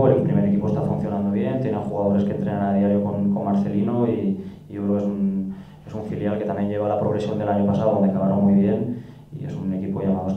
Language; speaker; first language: Spanish; native; Spanish